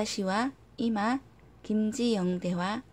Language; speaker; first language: Japanese; non-native, learner; Korean